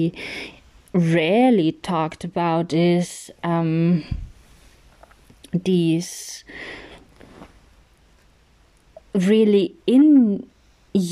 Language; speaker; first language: English; non-native, fluent; German